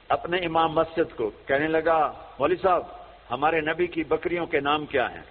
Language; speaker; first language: Urdu; native; Urdu